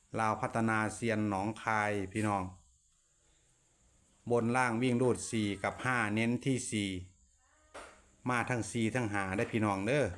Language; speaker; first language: Thai; non-native, local second language; Northeastern Thai